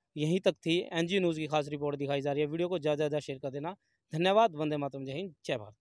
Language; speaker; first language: Hindi; native; Hindi